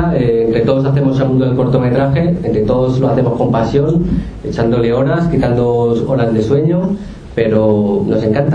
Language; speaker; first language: Spanish; native; Spanish